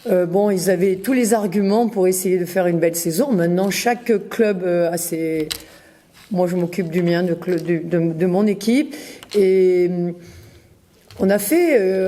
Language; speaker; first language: French; native; French